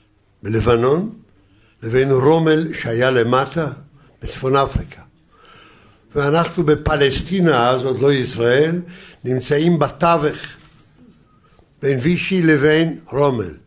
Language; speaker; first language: Hebrew; early bilingual, other home language; Yiddish